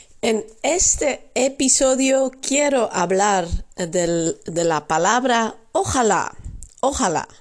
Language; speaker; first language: Spanish; non-native, fluent; Dutch